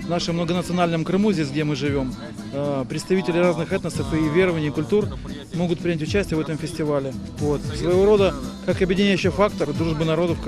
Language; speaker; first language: Russian; native; Russian